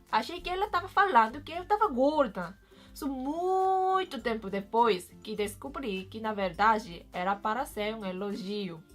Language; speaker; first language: Portuguese; non-native, fluent; Korean